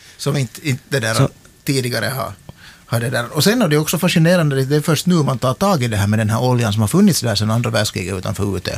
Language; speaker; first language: Swedish; native; Swedish